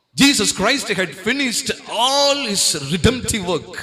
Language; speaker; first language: English; non-native, local second language; Tamil